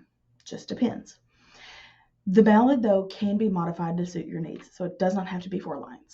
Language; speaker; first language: English; native; English